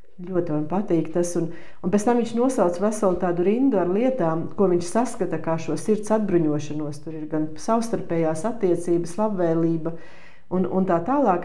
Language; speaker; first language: Latvian; native; Latvian